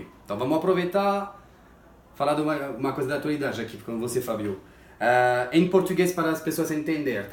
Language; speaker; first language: Portuguese; non-native, fluent; French